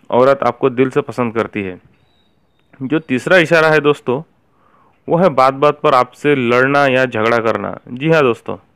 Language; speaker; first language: Hindi; native; Hindi